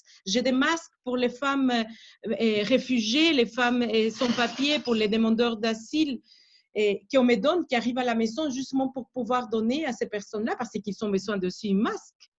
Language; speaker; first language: French; non-native, fluent; Spanish